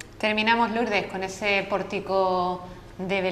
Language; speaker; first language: Spanish; native; Spanish